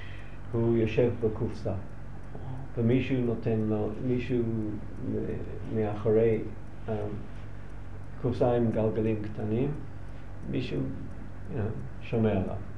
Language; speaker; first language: Hebrew; non-native, learner; English